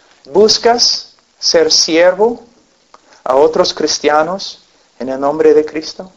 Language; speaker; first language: Spanish; non-native, fluent; English